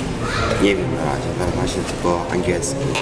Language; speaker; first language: Polish; early bilingual, heritage; Polish